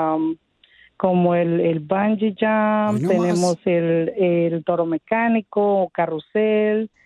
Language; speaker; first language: Spanish; native; Spanish